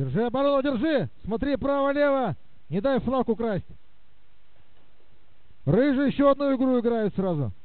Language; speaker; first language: Russian; native; Russian